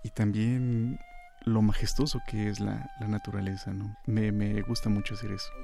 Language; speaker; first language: Spanish; native; Spanish